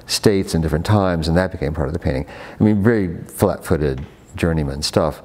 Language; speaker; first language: English; native; English